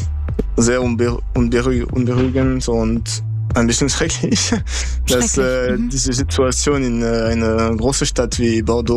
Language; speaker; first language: German; non-native, fluent; French